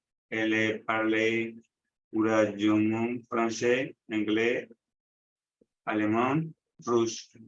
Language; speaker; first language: French; non-native, learner; Spanish